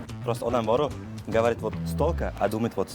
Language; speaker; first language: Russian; non-native, local second language; Uzbek